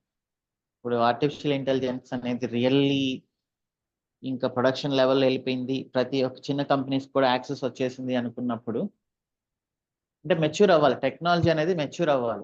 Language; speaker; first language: Telugu; native; Telugu